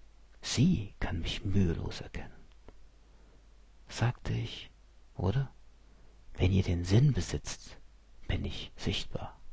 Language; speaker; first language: German; native; German